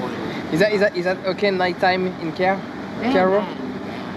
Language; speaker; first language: English; non-native, learner; French